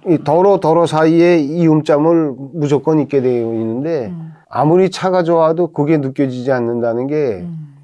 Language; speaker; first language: Korean; native; Korean